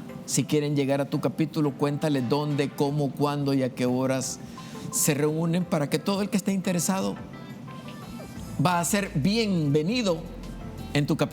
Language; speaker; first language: Spanish; native; Spanish